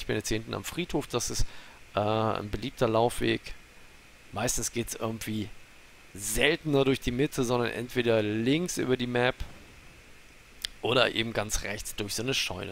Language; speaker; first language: German; native; German